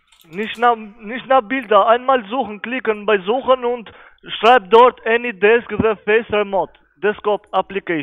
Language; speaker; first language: German; non-native, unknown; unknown